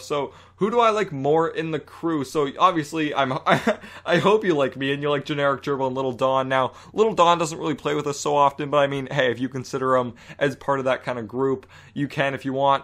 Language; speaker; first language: English; native; English